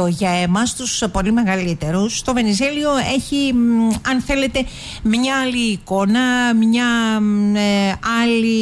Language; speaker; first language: Greek; native; Greek